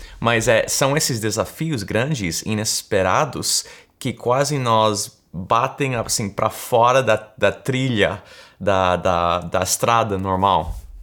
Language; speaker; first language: Portuguese; early bilingual, heritage; Portuguese